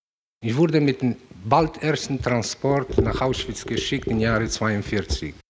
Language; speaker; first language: German; native; German